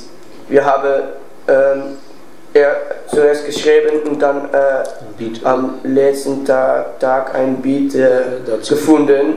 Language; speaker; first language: German; non-native, learner; Dutch